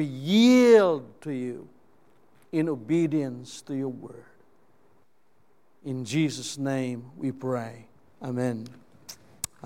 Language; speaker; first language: English; non-native, local second language; Cebuano